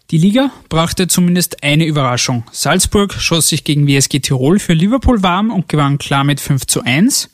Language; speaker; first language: German; native; German